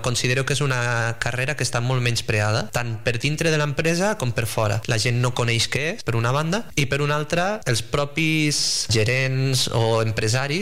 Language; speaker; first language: Catalan; native; Catalan